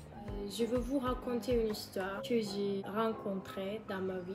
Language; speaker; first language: French; non-native, learner; Turkish